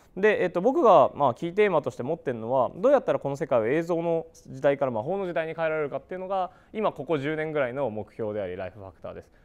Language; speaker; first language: Japanese; native; Japanese